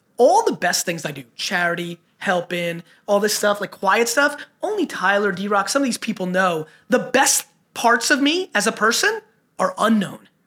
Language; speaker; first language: English; early bilingual, other home language; Russian